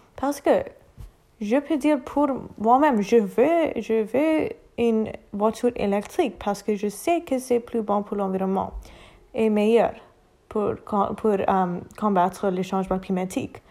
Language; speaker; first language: French; non-native, learner; English